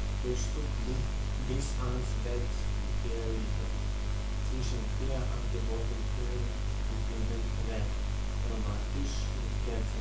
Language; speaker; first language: German; non-native, learner; Serbian